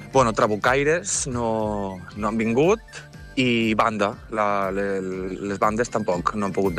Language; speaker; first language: Catalan; native; Catalan